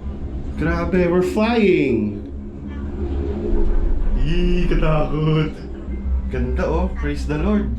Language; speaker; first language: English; non-native, local second language; Filipino